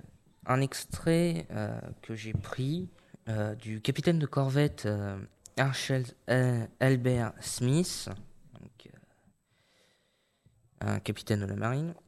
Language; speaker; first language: French; native; French